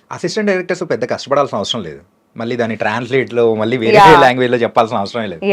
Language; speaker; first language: Telugu; native; Telugu